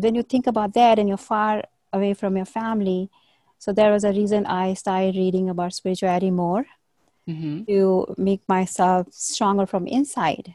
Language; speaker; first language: English; non-native, local second language; Hindi